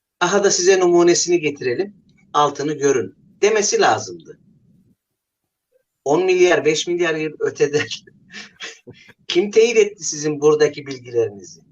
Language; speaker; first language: Turkish; native; Turkish